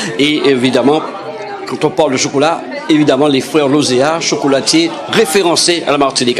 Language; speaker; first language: French; native; French